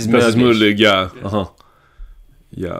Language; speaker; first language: German; non-native, learner; English